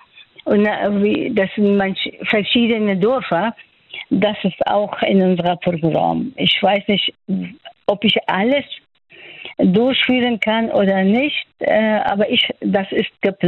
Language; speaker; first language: German; non-native, fluent; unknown